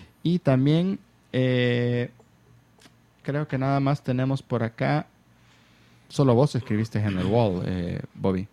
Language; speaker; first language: Spanish; native; Spanish